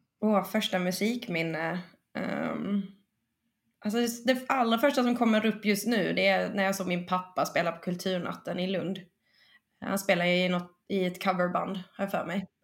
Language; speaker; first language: Swedish; early bilingual, other home language; Spanish